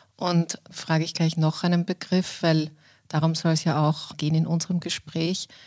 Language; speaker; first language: German; native; German